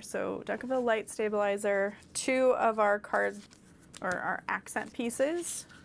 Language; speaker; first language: English; native; English